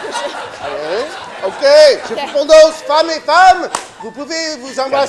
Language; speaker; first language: French; non-native, fluent; English